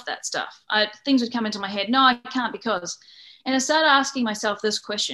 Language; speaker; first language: English; native; English